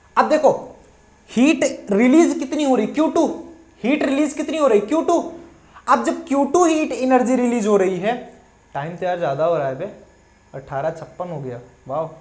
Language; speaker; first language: Hindi; native; Hindi